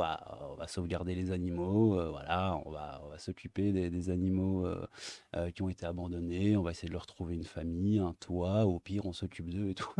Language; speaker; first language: French; native; French